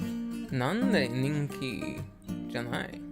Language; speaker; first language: Japanese; non-native, learner; English